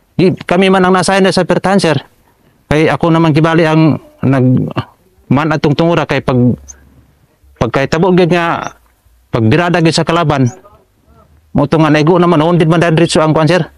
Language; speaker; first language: Cebuano; native; Cebuano